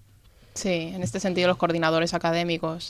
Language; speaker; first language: Spanish; native; Spanish